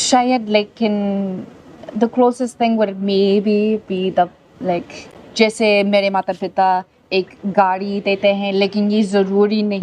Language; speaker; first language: Hindi; non-native, learner; English